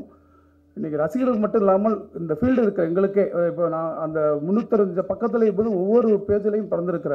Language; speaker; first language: Tamil; native; Tamil